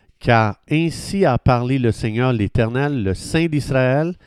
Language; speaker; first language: French; native; French